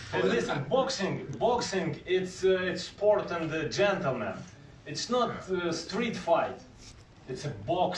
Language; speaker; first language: English; non-native, learner; Ukrainian